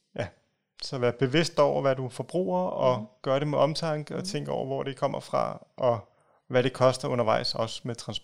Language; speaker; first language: Danish; native; Danish